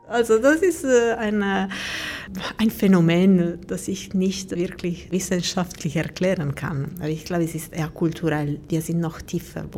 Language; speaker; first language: German; non-native, fluent; Italian